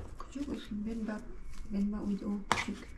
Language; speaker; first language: Turkish; non-native, learner; Lao